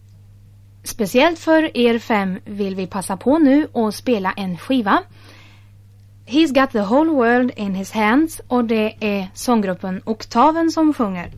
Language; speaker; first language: Swedish; native; Swedish